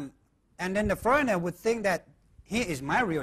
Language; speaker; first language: English; non-native, fluent; Thai